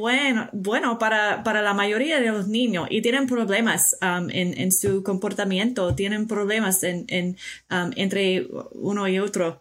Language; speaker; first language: Spanish; non-native, fluent; English